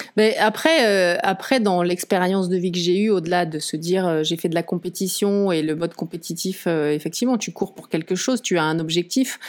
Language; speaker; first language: French; native; French